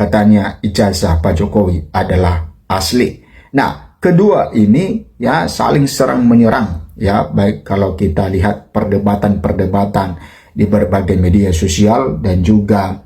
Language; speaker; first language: Indonesian; native; Indonesian